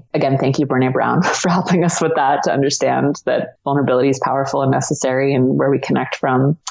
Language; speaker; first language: English; native; English